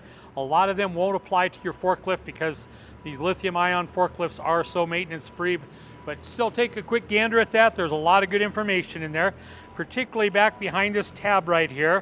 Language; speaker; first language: English; native; English